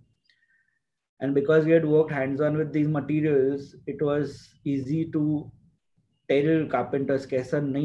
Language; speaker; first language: English; non-native, local second language; Gujarati